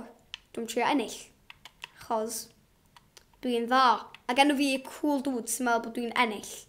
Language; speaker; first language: Welsh; non-native, local second language; English